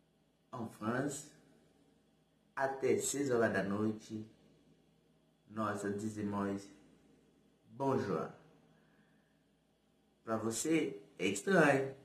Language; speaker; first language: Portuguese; non-native, fluent; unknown